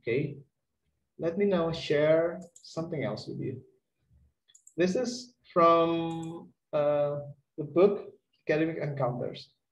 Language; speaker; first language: English; non-native, fluent; Indonesian